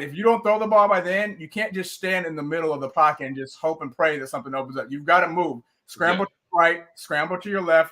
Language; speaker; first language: English; native; English